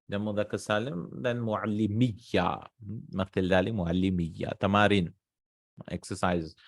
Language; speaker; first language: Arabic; non-native, fluent; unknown